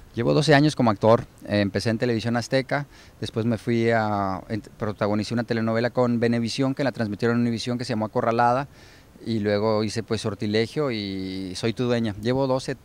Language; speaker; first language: Spanish; native; Spanish